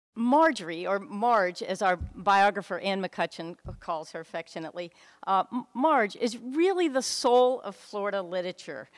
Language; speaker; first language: English; native; English